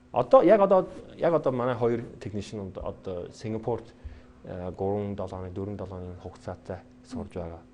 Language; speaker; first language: Mongolian; non-native, fluent; English